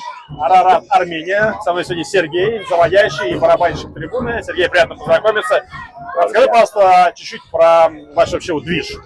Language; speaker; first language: Russian; native; Russian